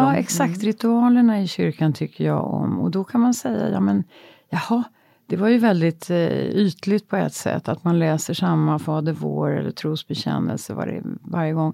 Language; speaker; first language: Swedish; native; Swedish